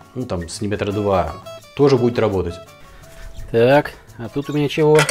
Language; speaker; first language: Russian; native; Russian